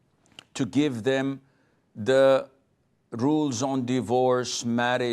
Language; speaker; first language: English; non-native, fluent; Arabic